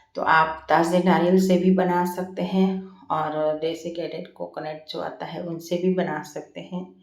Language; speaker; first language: Hindi; non-native, local second language; Gujarati